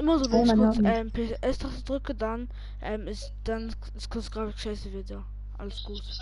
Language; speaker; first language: German; native; German